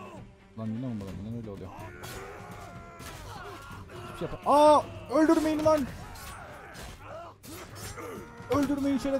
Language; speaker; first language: Turkish; native; Turkish